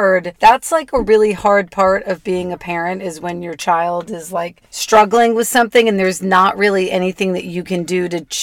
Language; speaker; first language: English; native; English